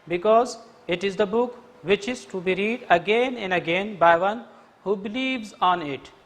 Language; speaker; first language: English; non-native, local second language; Urdu